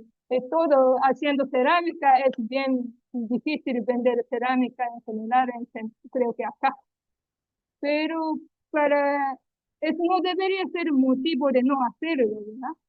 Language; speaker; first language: Spanish; non-native, learner; Japanese